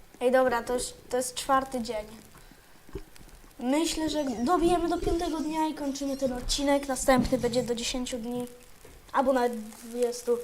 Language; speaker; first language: Polish; native; Polish